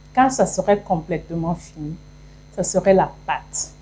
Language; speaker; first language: French; non-native, local second language; English